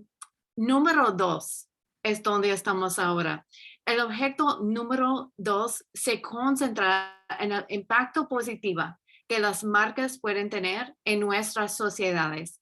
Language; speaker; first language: Spanish; non-native, fluent; English